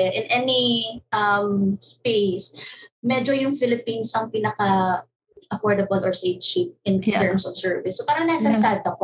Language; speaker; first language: English; non-native, local second language; Cebuano